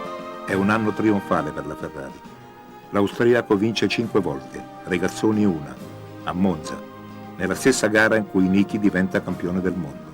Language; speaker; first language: Italian; native; Italian